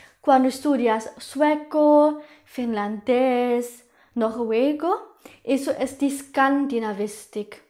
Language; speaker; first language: Spanish; non-native, fluent; German